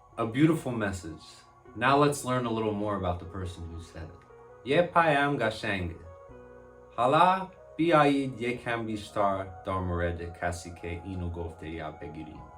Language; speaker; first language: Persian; non-native, learner; English